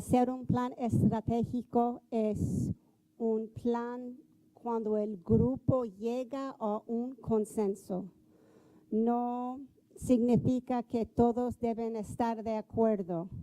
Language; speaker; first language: Spanish; non-native, fluent; English